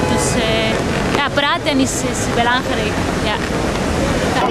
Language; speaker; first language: Dutch; non-native, fluent; Spanish